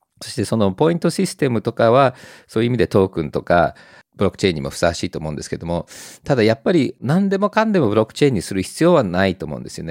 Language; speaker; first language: Japanese; native; Japanese